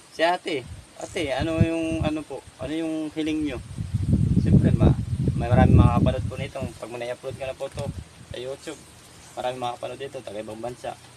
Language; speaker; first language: Filipino; non-native, local second language; Waray